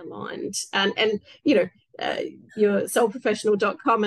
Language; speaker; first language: English; native; English